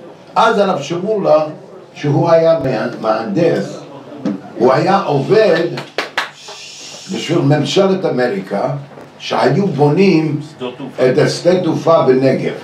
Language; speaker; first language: Hebrew; non-native, fluent; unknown